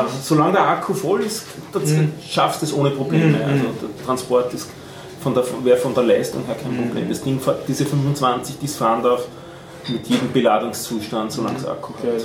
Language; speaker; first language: German; native; German